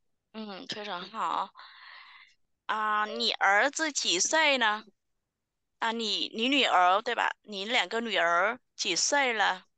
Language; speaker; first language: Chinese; non-native, fluent; Vietnamese